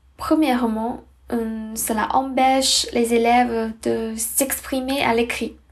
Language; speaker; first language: French; non-native, fluent; Chinese